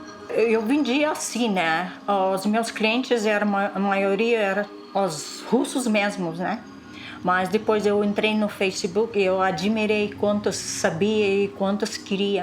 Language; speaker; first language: Portuguese; non-native, local second language; Russian